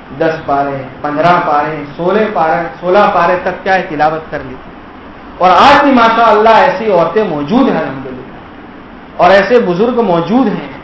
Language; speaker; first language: Urdu; non-native, local second language; Gujarati